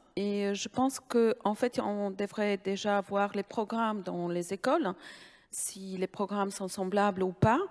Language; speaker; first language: French; non-native, fluent; Polish